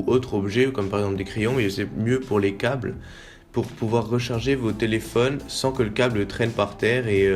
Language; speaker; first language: French; native; French